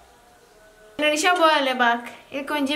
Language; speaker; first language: Turkish; non-native, learner; Indonesian